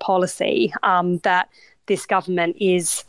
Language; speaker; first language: English; native; English